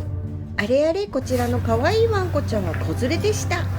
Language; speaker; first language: Japanese; native; Japanese